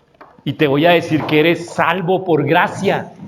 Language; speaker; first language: Spanish; native; Spanish